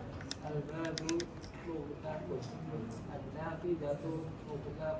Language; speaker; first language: Arabic; non-native, learner; Indonesian